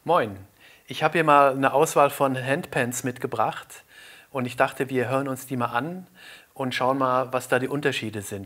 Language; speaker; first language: German; native; German